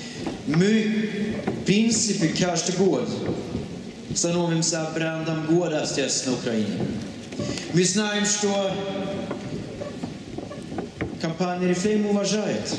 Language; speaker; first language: Russian; non-native, fluent; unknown